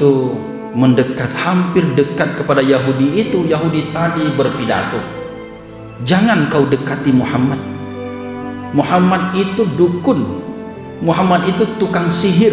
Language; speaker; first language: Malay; non-native, local second language; Minangkabau